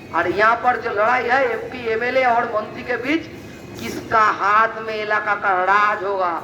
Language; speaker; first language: Hindi; non-native, local second language; Bangla